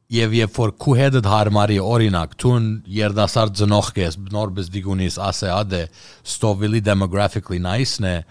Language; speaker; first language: Armenian; early bilingual, heritage; Armenian